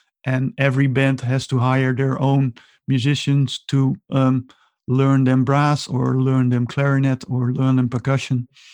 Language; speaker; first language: English; non-native, fluent; Dutch